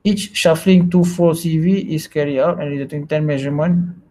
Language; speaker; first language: English; non-native, local second language; Malay